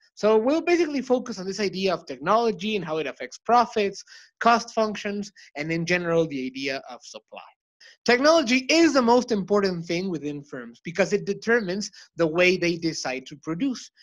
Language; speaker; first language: English; non-native, fluent; Spanish